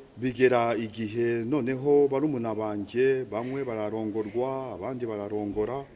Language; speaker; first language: Kinyarwanda; early bilingual, heritage; Kinyarwanda